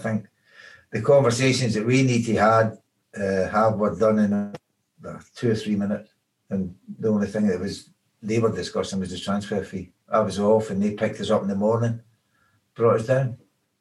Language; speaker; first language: English; native; English